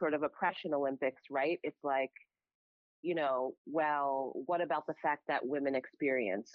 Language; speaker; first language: English; native; English